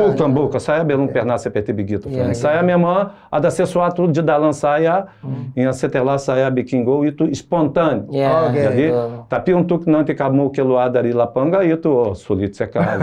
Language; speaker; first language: Indonesian; non-native, fluent; Portuguese